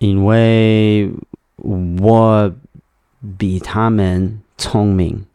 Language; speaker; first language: Chinese; non-native, learner; English